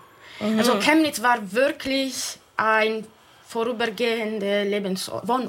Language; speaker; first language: German; non-native, fluent; Italian